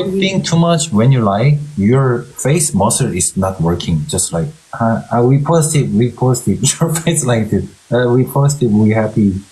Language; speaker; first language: English; non-native, learner; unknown